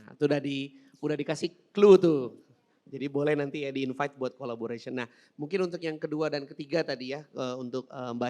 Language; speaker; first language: Indonesian; native; Indonesian